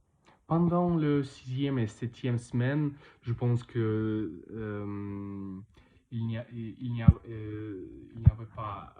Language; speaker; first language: French; non-native, learner; Russian